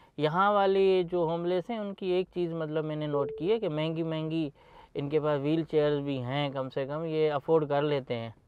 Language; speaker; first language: Urdu; non-native, local second language; Sindhi